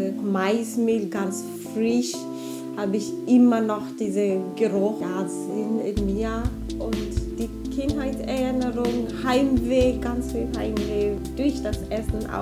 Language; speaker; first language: German; non-native, fluent; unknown